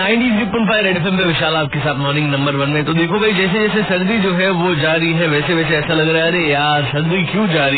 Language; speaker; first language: Hindi; native; Hindi